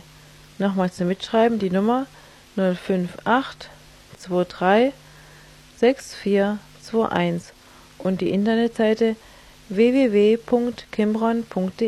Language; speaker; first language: German; native; German